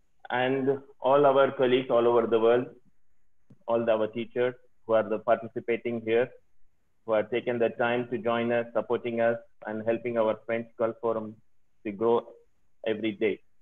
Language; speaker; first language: English; non-native, local second language; Tamil